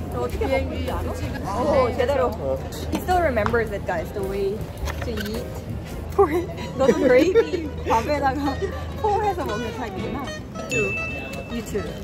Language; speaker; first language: English; non-native, local second language; Korean